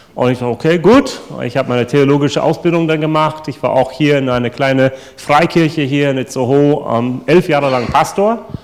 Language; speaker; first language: German; non-native, fluent; English